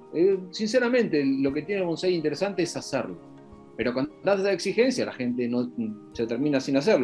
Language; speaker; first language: Spanish; native; Spanish